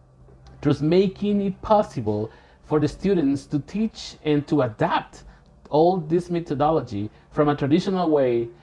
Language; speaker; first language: English; non-native, fluent; Spanish